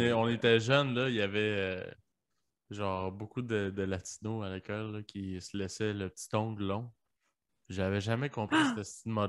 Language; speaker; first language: French; early bilingual, other home language; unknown